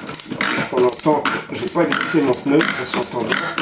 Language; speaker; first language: French; native; French